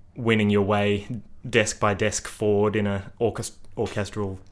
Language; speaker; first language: English; native; English